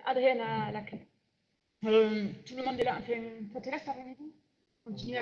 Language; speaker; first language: French; native; French